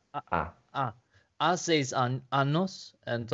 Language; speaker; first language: Spanish; non-native, learner; Swedish